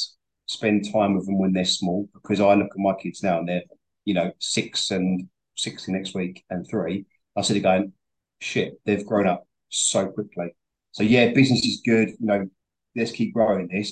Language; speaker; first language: English; native; English